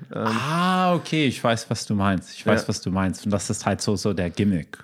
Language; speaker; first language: German; non-native, fluent; English